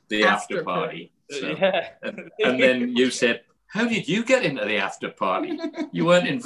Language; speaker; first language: English; native; English